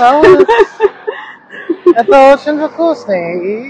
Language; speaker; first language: Russian; non-native, learner; English